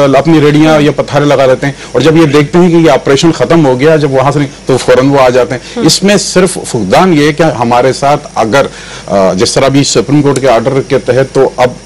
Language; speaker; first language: Urdu; native; Urdu